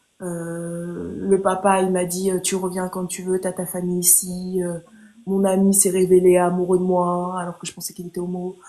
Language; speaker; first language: French; early bilingual, other home language; Haitian Creole